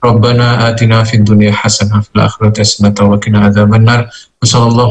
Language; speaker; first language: Indonesian; native; Indonesian